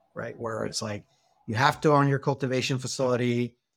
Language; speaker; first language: English; non-native, fluent; Spanish